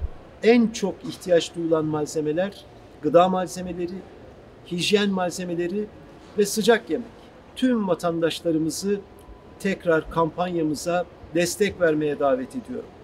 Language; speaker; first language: Turkish; native; Turkish